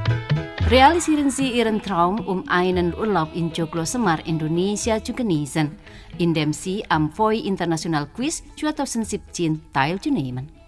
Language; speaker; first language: German; non-native, learner; Indonesian